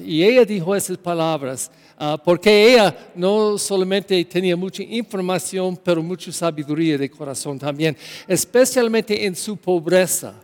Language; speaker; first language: Spanish; non-native, learner; English